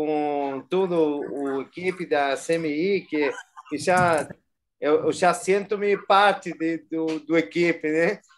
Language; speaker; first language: Portuguese; non-native, fluent; Spanish